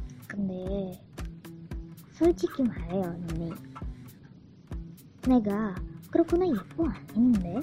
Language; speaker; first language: Korean; non-native, learner; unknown